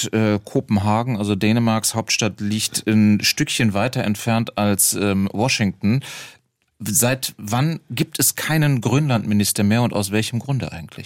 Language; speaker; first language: German; native; German